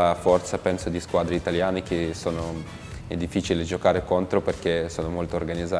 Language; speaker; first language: Italian; non-native, fluent; Ukrainian